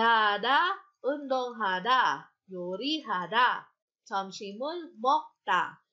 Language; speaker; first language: Korean; non-native, fluent; Filipino